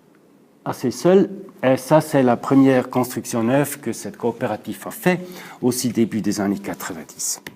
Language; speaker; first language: French; non-native, local second language; German